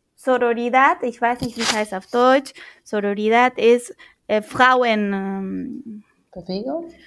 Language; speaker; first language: German; non-native, fluent; Spanish